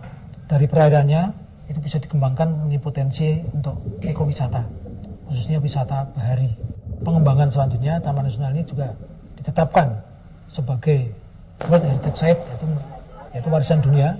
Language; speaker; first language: Indonesian; native; Indonesian